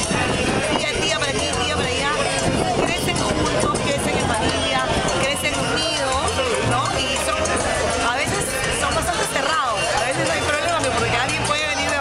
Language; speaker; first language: Spanish; native; Spanish